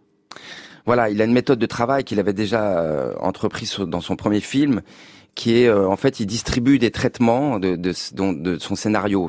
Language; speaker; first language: French; native; French